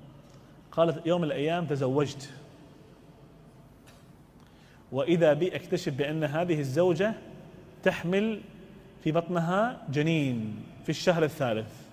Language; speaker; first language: Arabic; native; Arabic